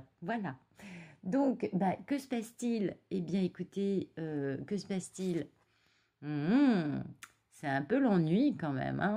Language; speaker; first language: French; native; French